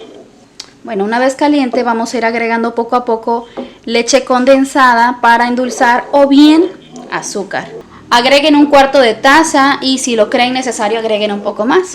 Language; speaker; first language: Spanish; native; Spanish